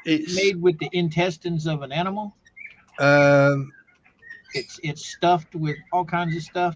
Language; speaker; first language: English; native; English